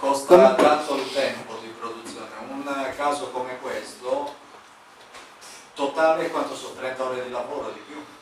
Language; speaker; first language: Italian; native; Italian